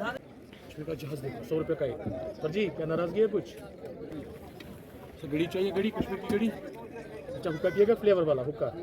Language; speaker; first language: Hindi; non-native, local second language; Kashmiri